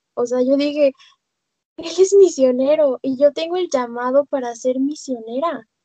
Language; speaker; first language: Spanish; native; Spanish